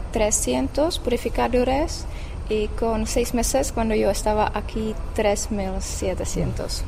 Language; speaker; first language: Spanish; non-native, learner; Czech